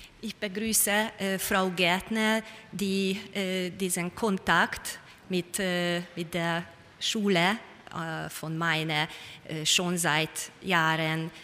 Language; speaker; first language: German; non-native, learner; Hungarian